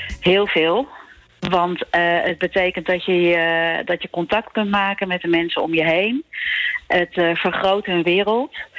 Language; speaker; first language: Dutch; native; Dutch